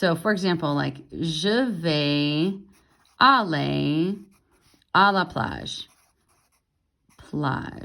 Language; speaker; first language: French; non-native, fluent; English